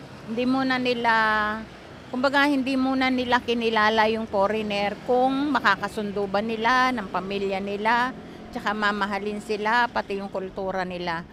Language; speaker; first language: Filipino; native; Filipino